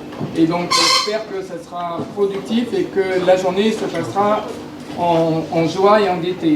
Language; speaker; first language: French; native; French